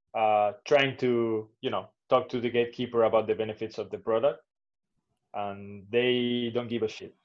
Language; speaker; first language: English; non-native, fluent; Spanish